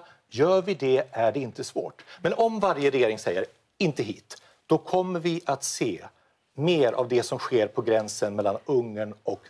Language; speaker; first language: Swedish; native; Swedish